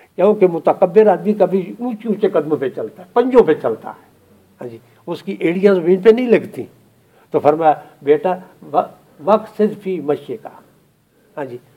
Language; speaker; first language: Urdu; non-native, local second language; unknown